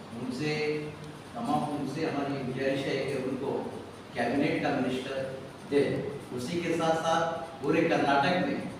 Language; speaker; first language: Urdu; native; Urdu